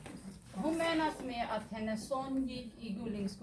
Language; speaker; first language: Swedish; non-native, fluent; Somali